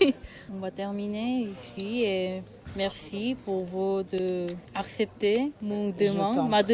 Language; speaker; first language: French; non-native, learner; Korean